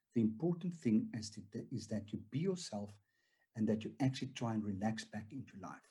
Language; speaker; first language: English; non-native, local second language; Afrikaans